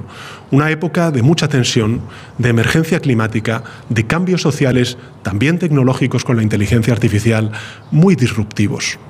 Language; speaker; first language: Spanish; native; Spanish